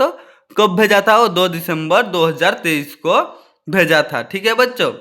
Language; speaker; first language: Hindi; native; Hindi